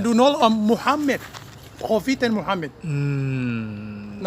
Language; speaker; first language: Danish; non-native, fluent; Somali